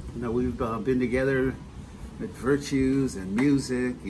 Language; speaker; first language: English; native; English